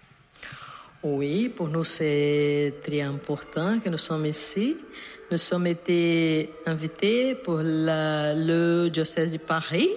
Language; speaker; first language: French; non-native, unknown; Portuguese